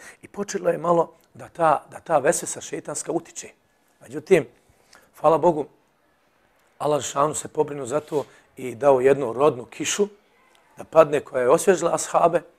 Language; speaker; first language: Serbian; native; Serbian